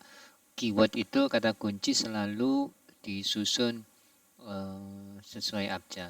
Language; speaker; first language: Indonesian; native; Indonesian